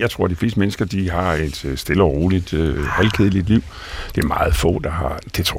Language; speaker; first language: Danish; native; Danish